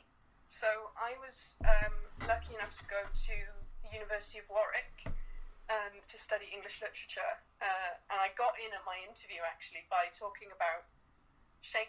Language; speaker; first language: English; native; English